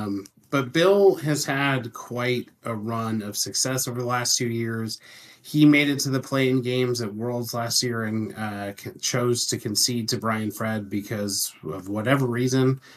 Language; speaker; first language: English; native; English